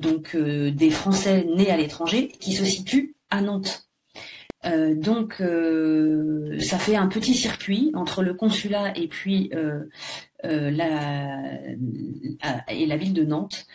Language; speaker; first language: French; native; French